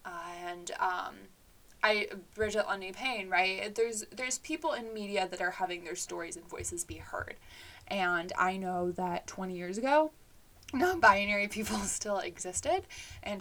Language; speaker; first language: English; native; English